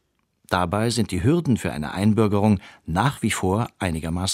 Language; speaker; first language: German; native; German